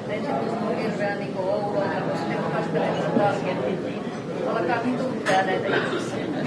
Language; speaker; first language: Finnish; native; Finnish